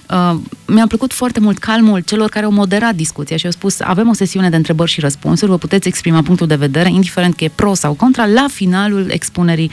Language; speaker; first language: Romanian; native; Romanian